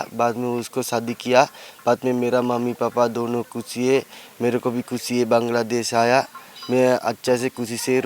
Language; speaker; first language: Hindi; non-native, learner; Sinhala